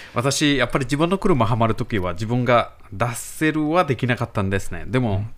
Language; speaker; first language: Japanese; non-native, fluent; Bangla